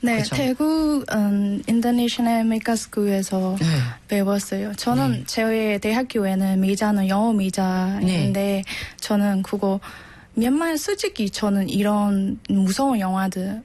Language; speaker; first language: Korean; non-native, learner; Thai